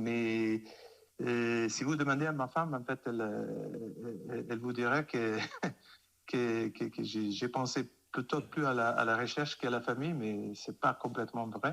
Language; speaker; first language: French; non-native, fluent; Italian